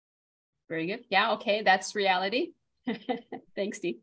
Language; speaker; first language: English; native; English